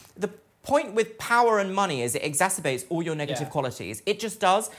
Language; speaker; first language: English; native; English